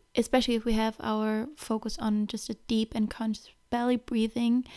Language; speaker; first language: English; non-native, fluent; German